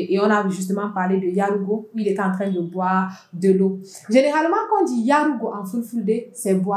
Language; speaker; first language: French; non-native, local second language; Fula